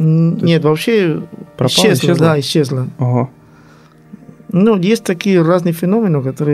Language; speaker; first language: Russian; non-native, learner; Spanish